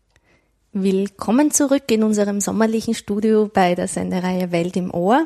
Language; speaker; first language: German; native; German